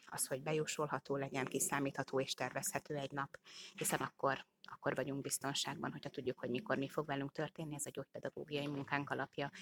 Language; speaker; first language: Hungarian; native; Hungarian